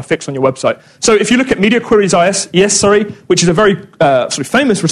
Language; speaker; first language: English; native; English